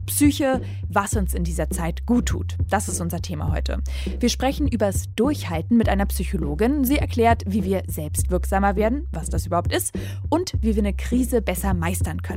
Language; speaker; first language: German; native; German